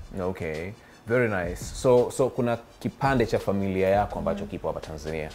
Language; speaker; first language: Swahili; native; Swahili